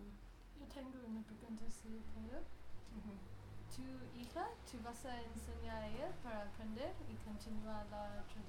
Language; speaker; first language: Spanish; non-native, learner; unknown